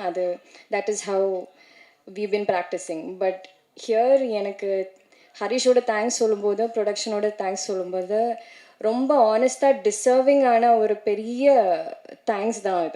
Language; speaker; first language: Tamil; non-native, learner; Malayalam